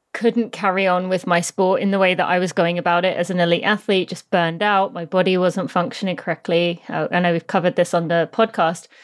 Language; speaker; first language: English; native; English